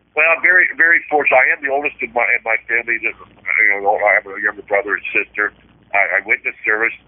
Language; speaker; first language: English; native; English